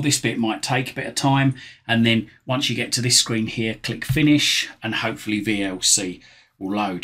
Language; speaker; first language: English; native; English